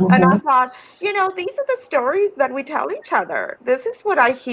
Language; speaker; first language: English; native; English